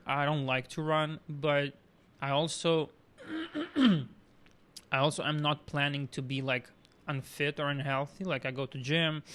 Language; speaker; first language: English; non-native, fluent; Russian